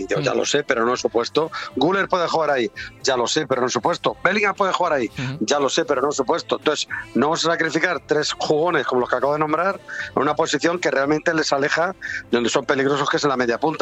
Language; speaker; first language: Spanish; native; Spanish